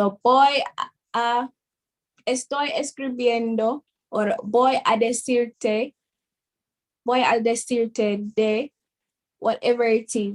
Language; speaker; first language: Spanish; non-native, fluent; English